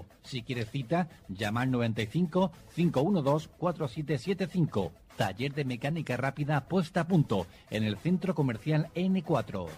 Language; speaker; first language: Spanish; native; Spanish